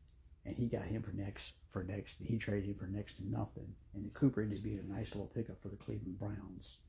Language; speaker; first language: English; native; English